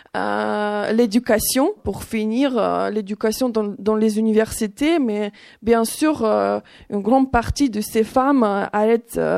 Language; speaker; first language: French; non-native, fluent; Ukrainian